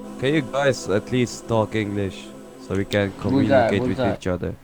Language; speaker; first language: English; non-native, fluent; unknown